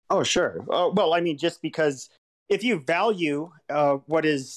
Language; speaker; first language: English; native; English